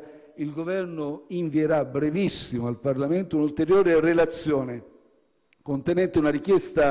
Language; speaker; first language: Italian; native; Italian